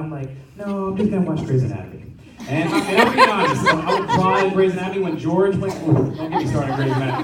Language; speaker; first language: English; native; English